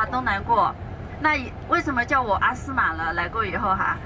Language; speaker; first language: Chinese; native; Chinese